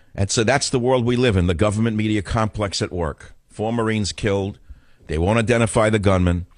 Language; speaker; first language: English; native; English